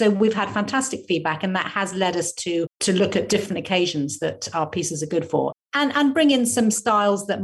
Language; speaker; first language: English; native; English